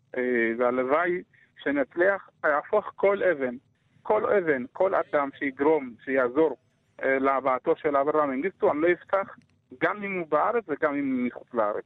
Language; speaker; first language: Hebrew; early bilingual, other home language; Amharic